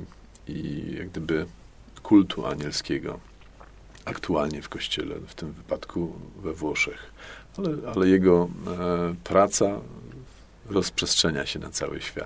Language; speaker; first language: Polish; native; Polish